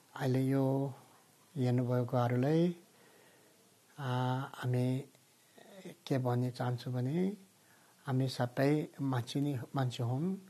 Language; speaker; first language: Nepali; non-native, fluent; Tibetan